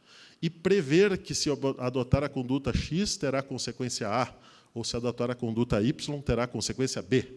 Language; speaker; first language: Portuguese; native; Portuguese